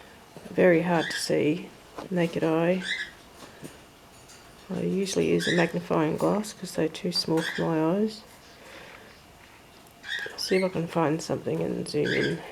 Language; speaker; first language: English; native; English